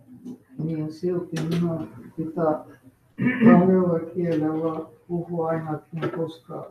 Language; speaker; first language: Finnish; non-native, fluent; Russian